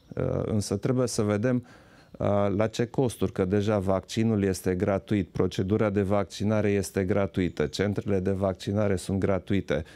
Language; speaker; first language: Romanian; non-native, local second language; German